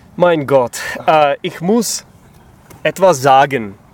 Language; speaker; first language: German; non-native, learner; Czech